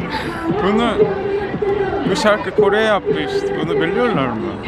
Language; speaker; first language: Turkish; non-native, learner; Korean